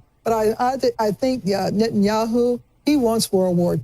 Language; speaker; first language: English; native; English